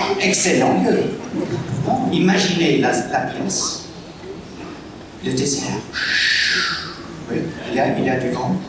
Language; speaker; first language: French; non-native, learner; English